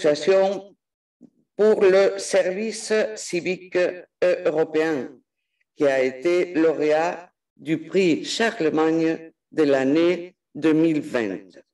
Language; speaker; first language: French; non-native, fluent; Spanish